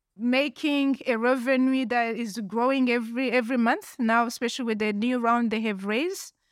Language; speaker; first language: English; non-native, local second language; Kinyarwanda